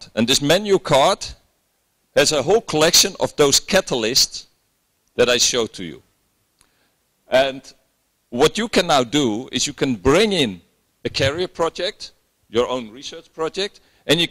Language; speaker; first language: English; non-native, fluent; Dutch